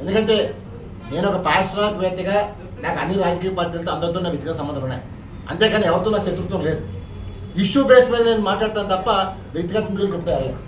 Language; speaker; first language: Telugu; native; Telugu